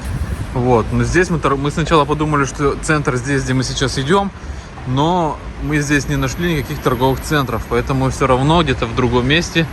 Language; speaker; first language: Russian; native; Russian